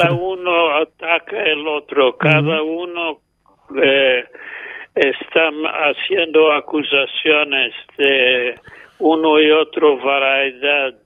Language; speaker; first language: Spanish; non-native, fluent; English